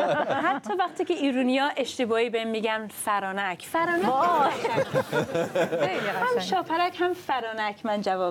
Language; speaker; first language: Persian; early bilingual, other home language; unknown